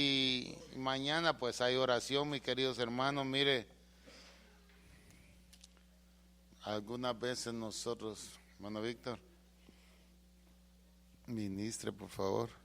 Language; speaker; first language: Spanish; native; Spanish